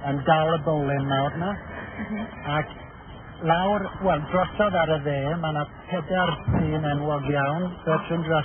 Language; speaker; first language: Welsh; native; Welsh